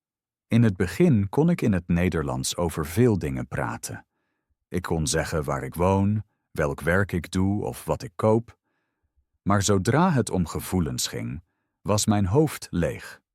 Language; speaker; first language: Dutch; non-native, fluent; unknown